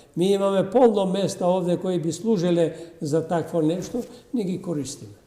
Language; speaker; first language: Macedonian; non-native, local second language; Albanian